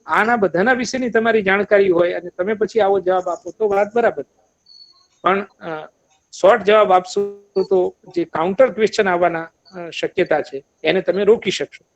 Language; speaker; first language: Gujarati; native; Gujarati